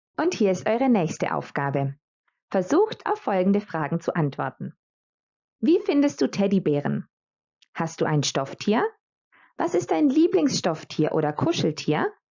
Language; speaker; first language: German; non-native, fluent; Croatian